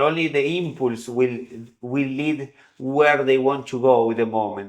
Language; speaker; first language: English; non-native, fluent; Spanish